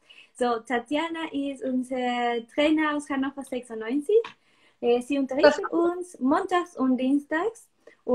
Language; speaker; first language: German; non-native, learner; Spanish